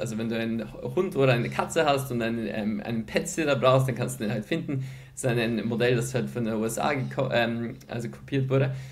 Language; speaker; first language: German; early bilingual, other home language; Polish